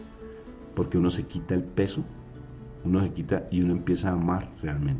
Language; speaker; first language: Spanish; native; Spanish